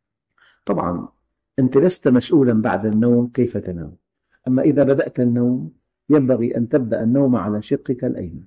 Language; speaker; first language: Arabic; native; Arabic